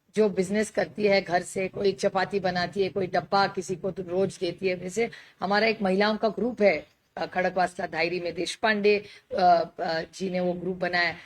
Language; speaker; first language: Hindi; non-native, local second language; Marathi